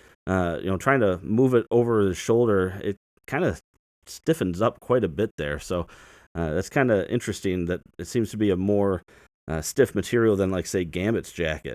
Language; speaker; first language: English; native; English